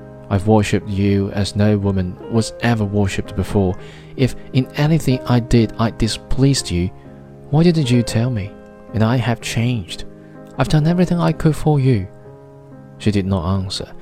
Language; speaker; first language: English; non-native, fluent; Chinese